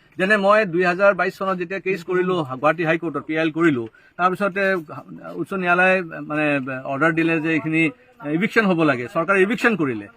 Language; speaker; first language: Assamese; non-native, local second language; Bangla